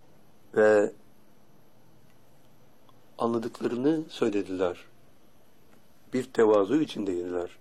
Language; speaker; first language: Turkish; native; Turkish